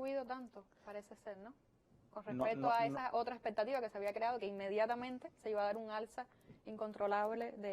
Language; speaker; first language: Spanish; native; Spanish